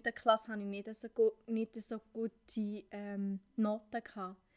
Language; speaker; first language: German; non-native, fluent; Arabic